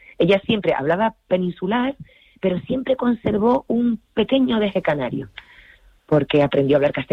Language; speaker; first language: Spanish; native; Spanish